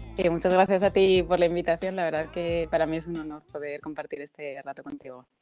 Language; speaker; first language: Spanish; early bilingual, other home language; Arabic